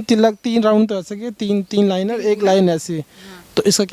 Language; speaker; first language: Hindi; native; Hindi